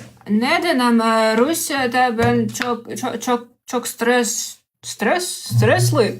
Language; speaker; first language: Turkish; non-native, learner; Russian